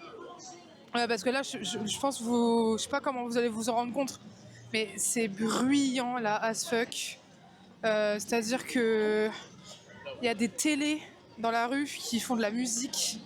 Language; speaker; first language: French; native; French